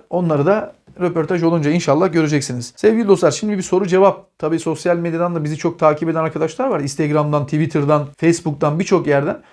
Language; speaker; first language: Turkish; native; Turkish